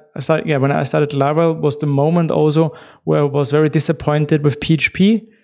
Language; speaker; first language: English; non-native, fluent; German